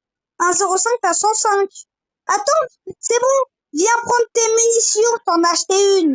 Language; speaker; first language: French; native; French